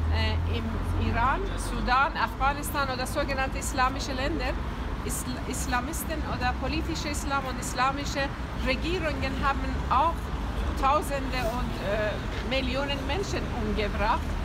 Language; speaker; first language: German; non-native, fluent; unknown